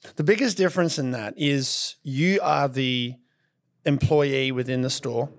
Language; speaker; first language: English; native; English